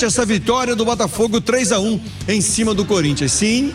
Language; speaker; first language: Portuguese; native; Portuguese